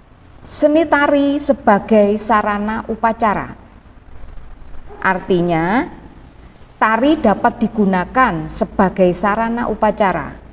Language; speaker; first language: Malay; native; Malay